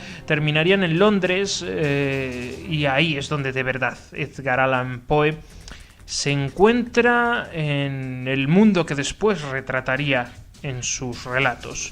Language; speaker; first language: Spanish; native; Spanish